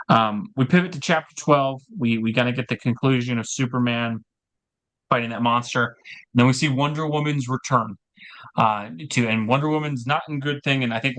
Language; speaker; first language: English; native; English